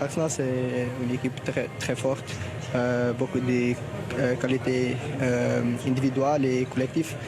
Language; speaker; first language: French; non-native, learner; Portuguese